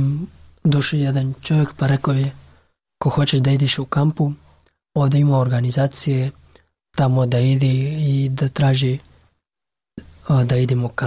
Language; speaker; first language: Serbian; non-native, learner; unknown